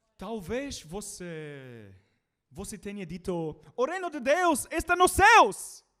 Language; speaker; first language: Portuguese; non-native, learner; English